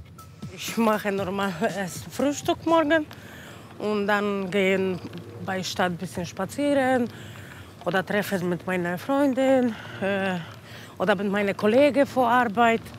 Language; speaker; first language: German; non-native, learner; Polish